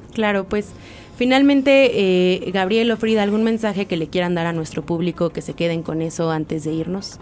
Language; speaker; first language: Spanish; native; Spanish